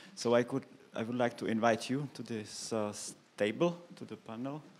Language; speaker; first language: English; non-native, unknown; Czech